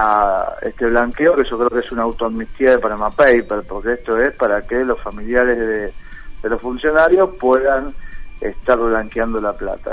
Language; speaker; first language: Spanish; native; Spanish